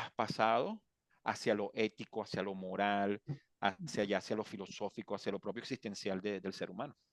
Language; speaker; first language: Spanish; native; Spanish